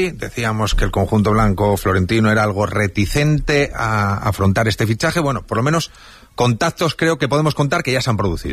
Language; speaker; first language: Spanish; native; Spanish